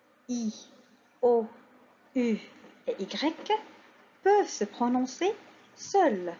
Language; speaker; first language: French; non-native, local second language; Arabic